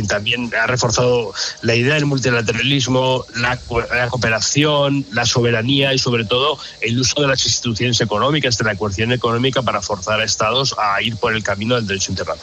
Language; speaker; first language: Spanish; native; Spanish